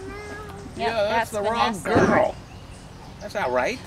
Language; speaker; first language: English; native; English